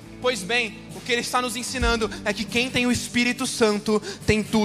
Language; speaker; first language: Portuguese; native; Portuguese